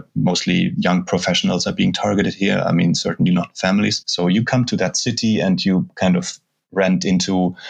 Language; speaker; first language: English; non-native, fluent; German